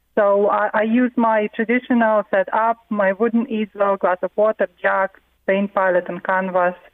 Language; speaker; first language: English; non-native, fluent; Russian